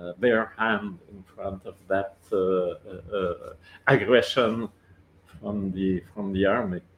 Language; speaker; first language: English; non-native, local second language; French